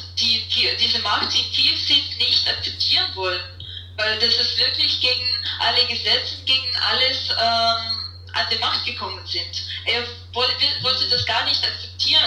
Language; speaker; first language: German; non-native, fluent; Russian